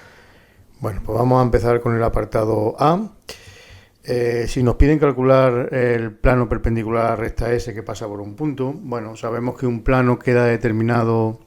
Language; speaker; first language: Spanish; native; Spanish